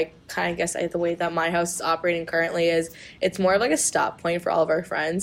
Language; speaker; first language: English; native; English